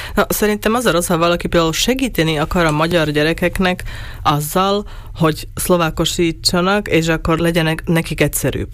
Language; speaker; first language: Hungarian; non-native, local second language; Slovak